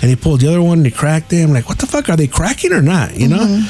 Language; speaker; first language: English; early bilingual, other home language; Spanish